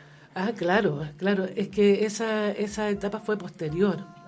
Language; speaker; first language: Spanish; native; Spanish